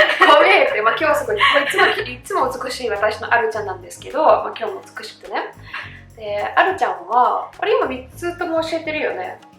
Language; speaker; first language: Japanese; non-native, fluent; Russian